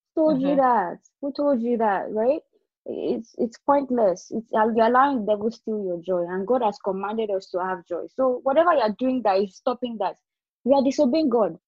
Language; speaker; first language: English; non-native, local second language; Yoruba